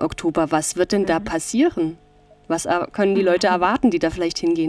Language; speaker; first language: German; native; German